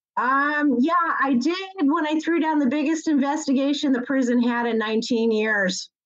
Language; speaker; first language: English; native; English